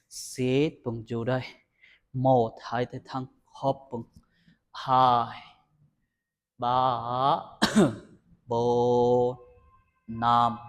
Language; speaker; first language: Vietnamese; non-native, learner; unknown